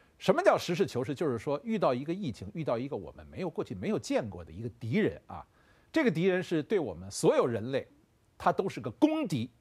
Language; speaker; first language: Chinese; native; Chinese